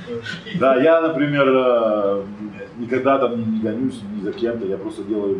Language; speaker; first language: Russian; non-native, fluent; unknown